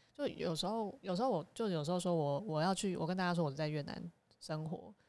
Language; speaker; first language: Chinese; non-native, fluent; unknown